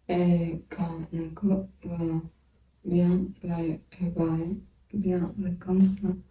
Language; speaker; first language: French; non-native, learner; Chinese